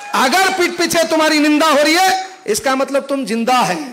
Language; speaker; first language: Hindi; non-native, local second language; Marathi